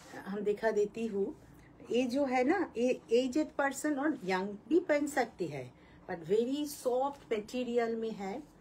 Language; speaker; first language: Hindi; non-native, local second language; Bangla